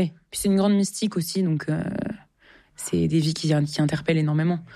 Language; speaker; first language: French; native; French